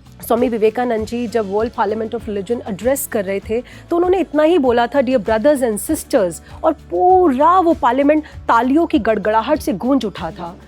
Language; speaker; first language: Hindi; native; Hindi